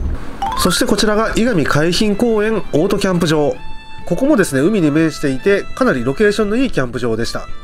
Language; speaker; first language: Japanese; native; Japanese